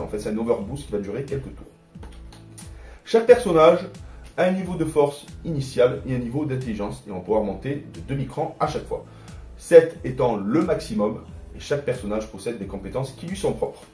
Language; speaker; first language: French; native; French